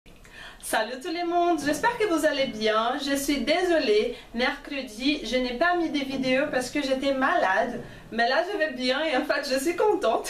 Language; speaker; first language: French; non-native, fluent; Portuguese